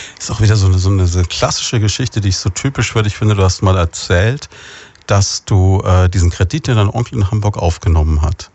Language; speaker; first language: German; native; German